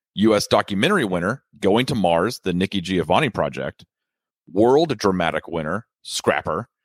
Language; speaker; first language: English; native; English